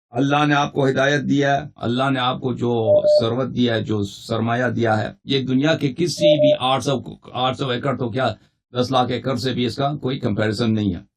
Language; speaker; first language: Urdu; non-native, fluent; Persian